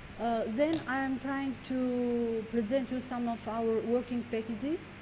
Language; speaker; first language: English; non-native, fluent; Albanian